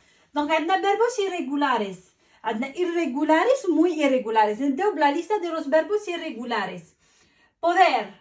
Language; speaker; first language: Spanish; non-native, fluent; Arabic